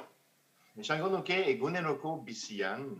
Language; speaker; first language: Basque; non-native, fluent; French